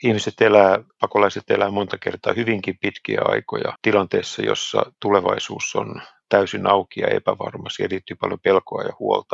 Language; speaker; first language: Finnish; native; Finnish